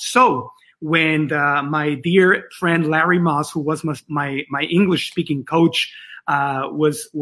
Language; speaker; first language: English; non-native, fluent; Spanish